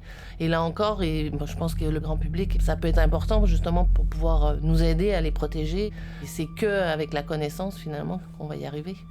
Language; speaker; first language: French; native; French